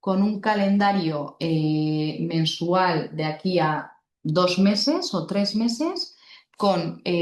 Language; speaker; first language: Spanish; non-native, local second language; Basque